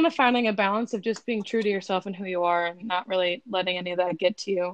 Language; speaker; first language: English; native; English